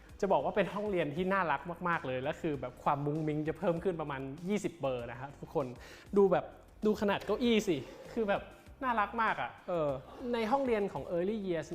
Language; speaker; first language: Thai; native; Thai